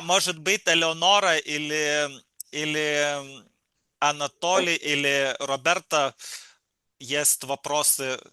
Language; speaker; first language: Russian; non-native, learner; Lithuanian